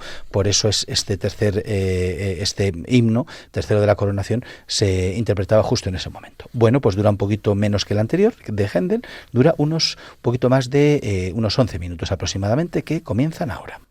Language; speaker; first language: Spanish; native; Spanish